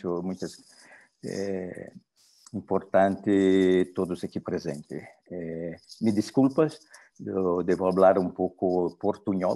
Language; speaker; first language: Portuguese; non-native, learner; Spanish